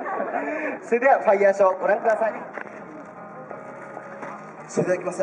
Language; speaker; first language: Japanese; native; Japanese